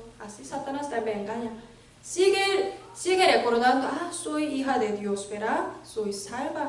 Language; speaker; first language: Spanish; non-native, learner; Korean